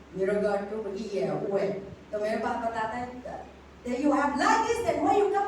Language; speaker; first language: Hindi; non-native, local second language; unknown